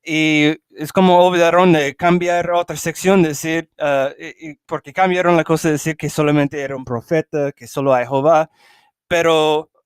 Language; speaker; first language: Spanish; early bilingual, heritage; English